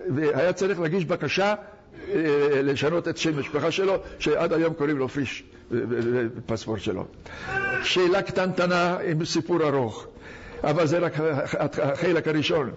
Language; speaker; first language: Hebrew; non-native, fluent; Hungarian